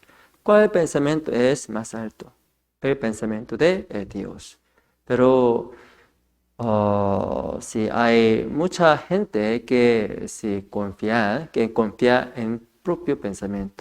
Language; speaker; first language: Spanish; non-native, fluent; Korean